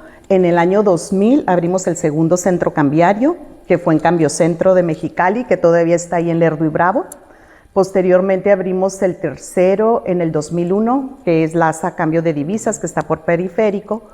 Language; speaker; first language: Spanish; native; Spanish